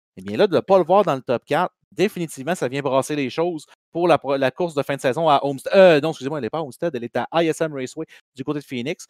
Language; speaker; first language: French; native; French